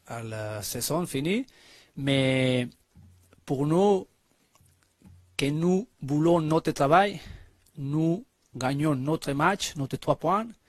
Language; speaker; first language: French; non-native, learner; Spanish